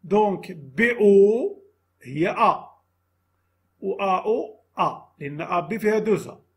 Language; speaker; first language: French; non-native, local second language; Arabic